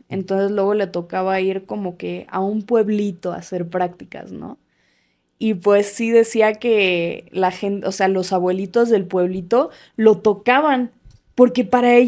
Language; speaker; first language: Spanish; native; Spanish